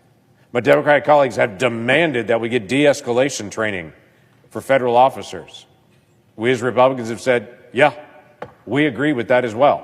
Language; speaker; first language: English; native; English